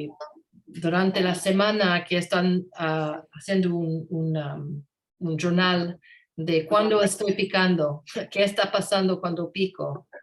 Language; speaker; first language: Spanish; non-native, learner; English